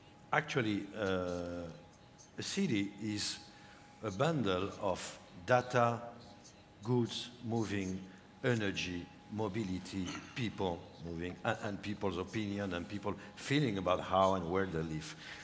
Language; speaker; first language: English; non-native, fluent; French